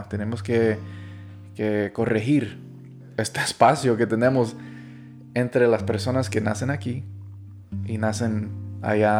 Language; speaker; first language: Spanish; early bilingual, heritage; Spanish